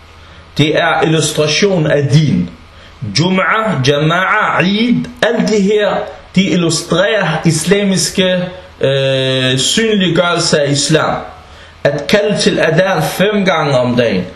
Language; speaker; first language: Danish; non-native, fluent; Arabic